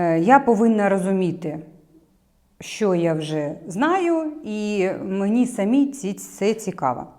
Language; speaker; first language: Ukrainian; non-native, local second language; Russian